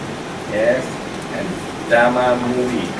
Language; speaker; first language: English; non-native, learner; Thai